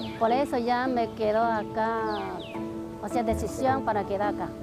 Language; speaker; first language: Spanish; non-native, learner; Cantonese